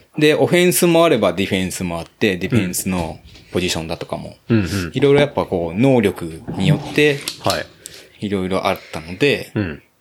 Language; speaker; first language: Japanese; native; Japanese